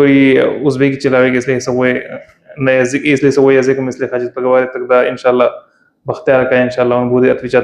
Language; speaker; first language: Russian; non-native, fluent; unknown